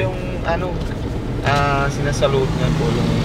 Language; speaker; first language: Filipino; non-native, local second language; Cebuano